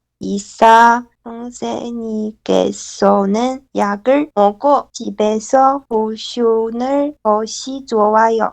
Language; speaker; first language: Korean; non-native, learner; Chinese